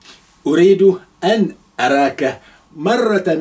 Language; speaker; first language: Arabic; non-native, fluent; Yoruba